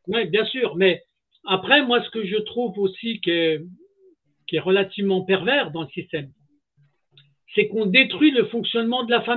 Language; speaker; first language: French; native; French